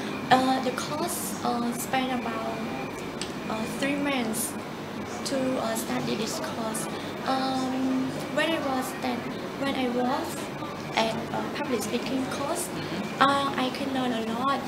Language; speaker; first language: English; non-native, learner; Khmer